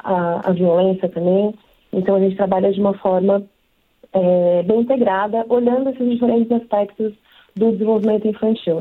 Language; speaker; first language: Portuguese; native; Portuguese